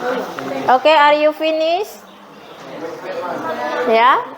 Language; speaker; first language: English; non-native, fluent; Indonesian